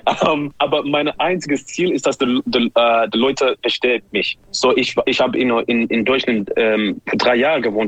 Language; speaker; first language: German; non-native, learner; English